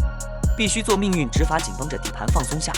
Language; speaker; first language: Chinese; native; Chinese